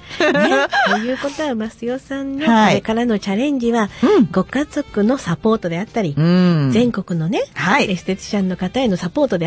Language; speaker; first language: Japanese; native; Japanese